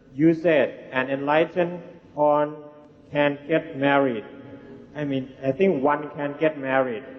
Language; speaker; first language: English; non-native, fluent; Thai